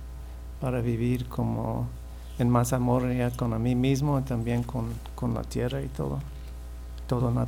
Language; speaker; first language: Spanish; early bilingual, heritage; English